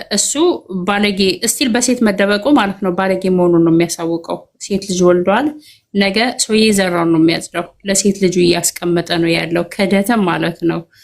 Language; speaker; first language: Amharic; native; Amharic